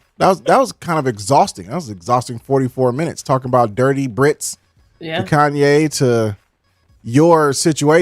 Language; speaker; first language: English; native; English